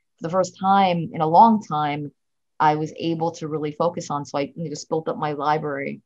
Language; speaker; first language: English; native; English